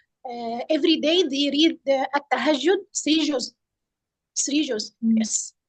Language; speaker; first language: English; non-native, fluent; Arabic